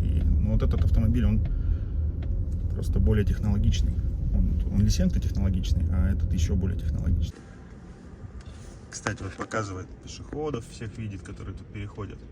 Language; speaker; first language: Russian; native; Russian